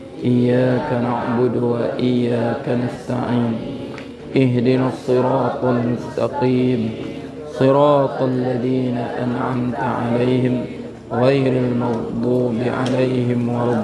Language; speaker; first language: Arabic; non-native, fluent; Malay